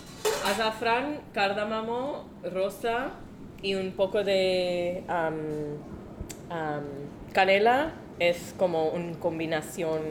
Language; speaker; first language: Spanish; non-native, learner; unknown